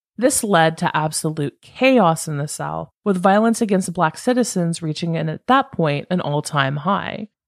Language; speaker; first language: English; native; English